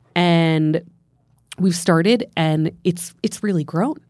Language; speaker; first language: English; native; English